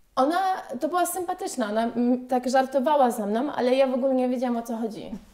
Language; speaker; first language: Polish; early bilingual, heritage; Polish